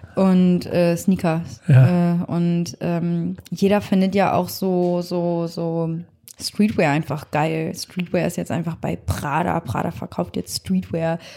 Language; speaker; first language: German; native; German